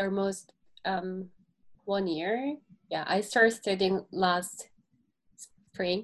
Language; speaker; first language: English; non-native, learner; Korean